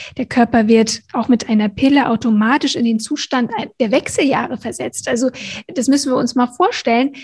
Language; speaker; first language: German; native; German